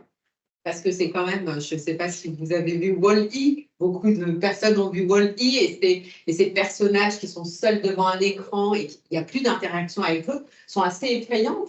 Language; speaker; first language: French; native; French